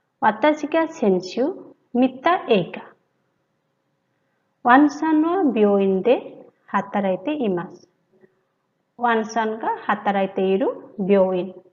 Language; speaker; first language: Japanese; non-native, fluent; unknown